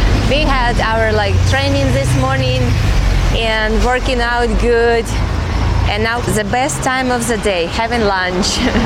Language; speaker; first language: English; non-native, fluent; Chinese